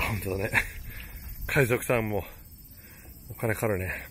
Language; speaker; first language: Japanese; native; Japanese